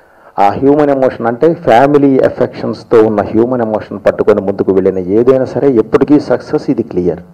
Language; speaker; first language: Telugu; native; Telugu